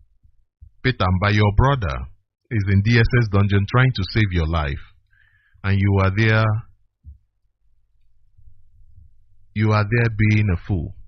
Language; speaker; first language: English; non-native, local second language; Igbo